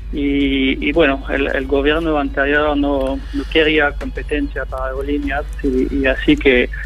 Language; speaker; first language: Spanish; non-native, fluent; German